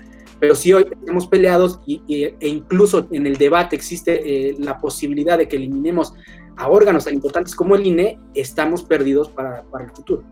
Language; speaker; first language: Spanish; native; Spanish